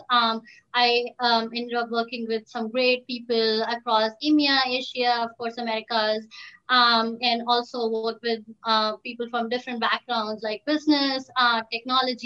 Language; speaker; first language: English; non-native, local second language; Hindi